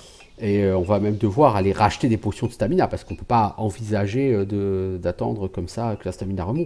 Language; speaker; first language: French; native; French